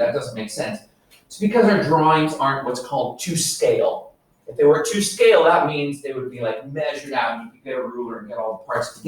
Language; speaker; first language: English; native; English